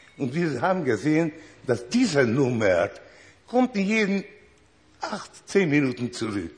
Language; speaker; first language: German; non-native, learner; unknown